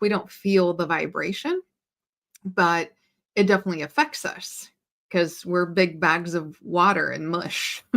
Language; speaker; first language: English; native; English